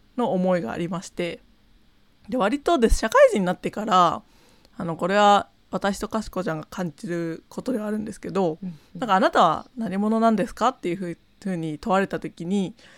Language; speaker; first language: Japanese; non-native, fluent; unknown